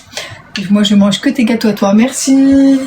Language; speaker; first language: French; native; French